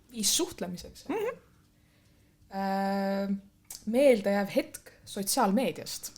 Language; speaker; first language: Estonian; native; Estonian